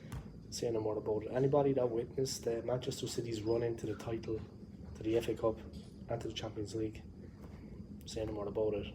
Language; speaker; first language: English; native; English